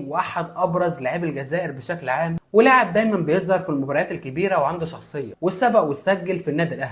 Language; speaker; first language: Arabic; native; Arabic